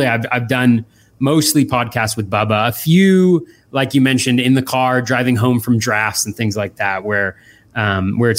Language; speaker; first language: English; native; English